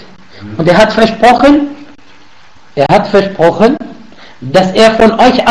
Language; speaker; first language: German; non-native, learner; Arabic